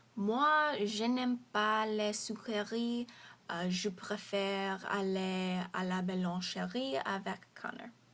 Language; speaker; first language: French; non-native, learner; English